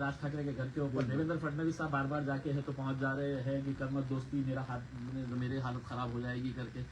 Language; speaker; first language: Hindi; non-native, local second language; Marathi